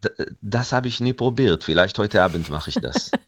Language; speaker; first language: German; non-native, fluent; Hebrew